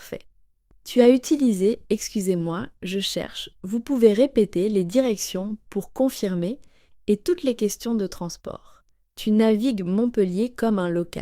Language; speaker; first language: French; native; French